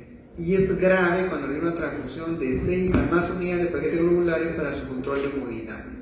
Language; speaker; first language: Spanish; native; Spanish